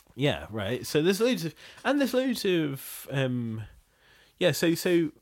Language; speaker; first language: English; early bilingual, other home language; Bangla